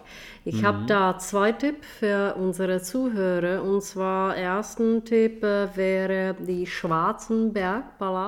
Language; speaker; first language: German; non-native, fluent; Czech